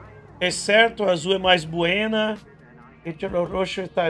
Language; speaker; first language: Portuguese; native; Portuguese